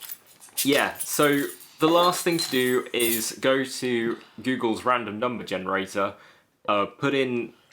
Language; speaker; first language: English; native; English